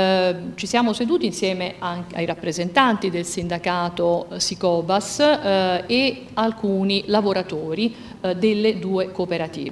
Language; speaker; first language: Italian; native; Italian